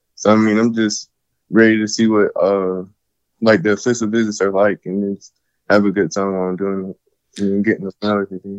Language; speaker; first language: English; native; English